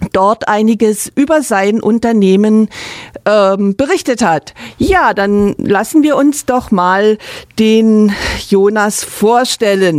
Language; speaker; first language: German; native; German